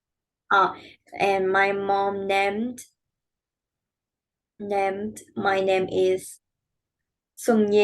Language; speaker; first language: English; non-native, learner; Vietnamese